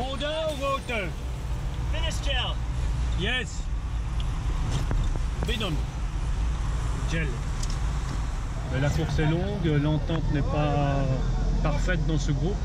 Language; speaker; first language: French; native; French